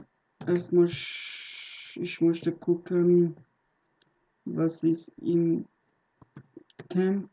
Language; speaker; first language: German; non-native, learner; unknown